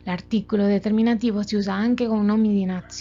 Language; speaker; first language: Italian; non-native, fluent; Spanish